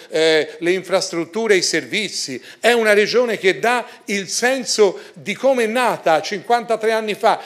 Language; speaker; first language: Italian; native; Italian